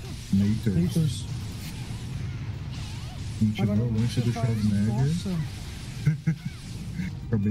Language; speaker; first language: Portuguese; native; Portuguese